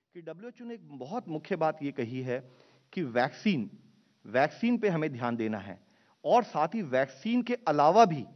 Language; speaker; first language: Hindi; native; Hindi